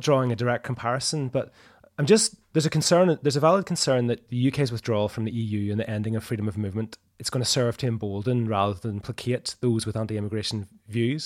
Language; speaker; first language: English; native; English